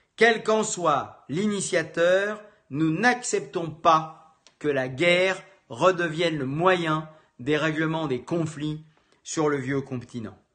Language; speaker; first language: French; native; French